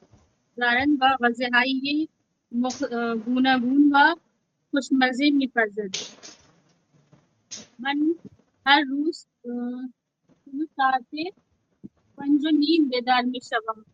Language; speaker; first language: Persian; non-native, learner; Urdu